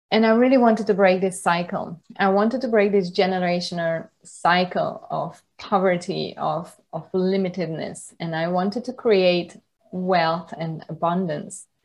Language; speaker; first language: English; non-native, fluent; Hungarian